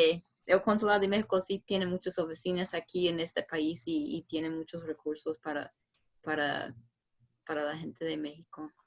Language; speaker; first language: Spanish; non-native, fluent; English